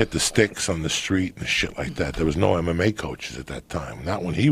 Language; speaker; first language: English; native; English